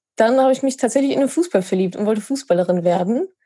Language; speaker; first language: German; native; German